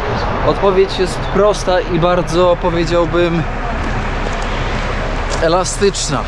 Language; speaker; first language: Polish; native; Polish